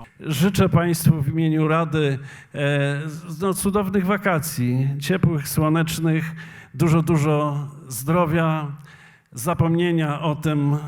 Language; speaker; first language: Polish; native; Polish